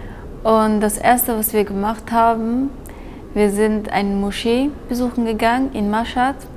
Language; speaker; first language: German; early bilingual, other home language; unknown